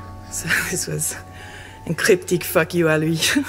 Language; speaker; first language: English; native; English